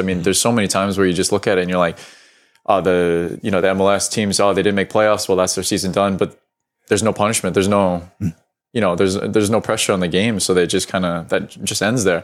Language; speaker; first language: English; native; English